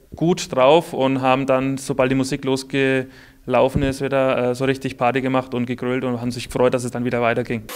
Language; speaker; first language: German; native; German